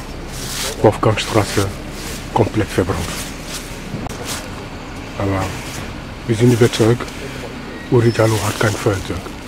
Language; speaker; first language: German; non-native, learner; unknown